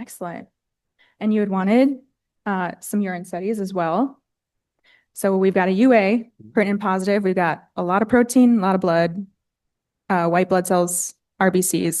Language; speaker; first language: English; native; English